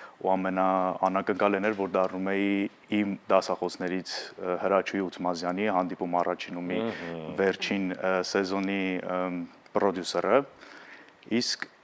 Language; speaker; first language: Armenian; early bilingual, heritage; Armenian